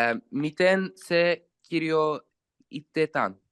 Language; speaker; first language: Finnish; non-native, learner; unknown